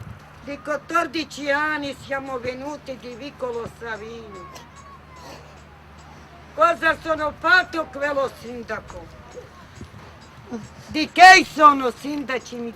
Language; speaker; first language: Italian; non-native, learner; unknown